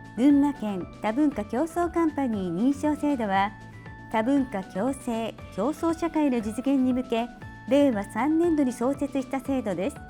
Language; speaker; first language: Japanese; native; Japanese